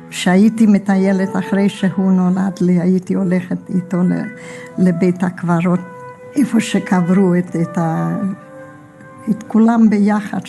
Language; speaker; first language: Hebrew; non-native, fluent; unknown